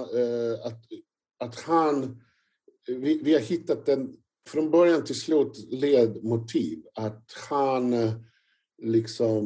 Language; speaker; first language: Swedish; non-native, fluent; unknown